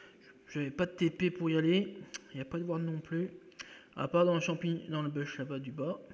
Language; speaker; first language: French; native; French